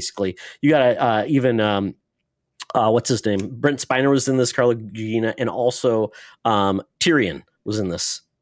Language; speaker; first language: English; native; English